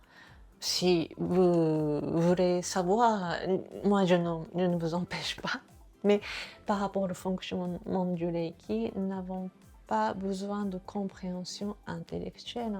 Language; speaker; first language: French; non-native, fluent; Japanese